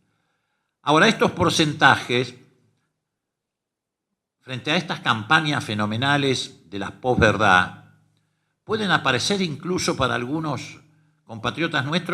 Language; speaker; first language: Spanish; native; Spanish